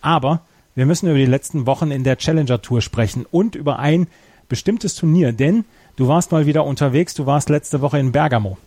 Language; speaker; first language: German; native; German